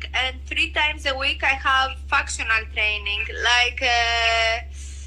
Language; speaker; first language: English; non-native, learner; Greek